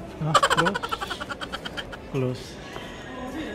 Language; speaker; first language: English; non-native, local second language; Filipino